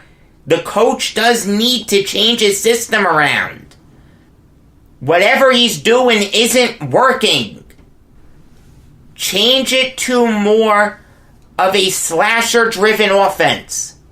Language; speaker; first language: English; native; English